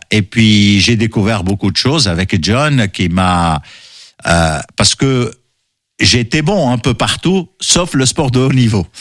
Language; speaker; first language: French; non-native, local second language; Arabic